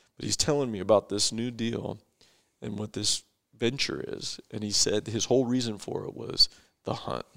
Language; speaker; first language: English; native; English